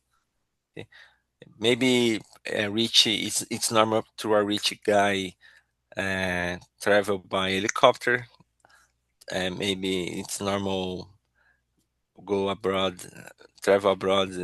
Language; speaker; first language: English; non-native, learner; Portuguese